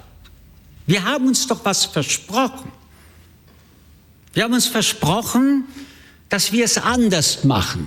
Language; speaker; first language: German; early bilingual, other home language; French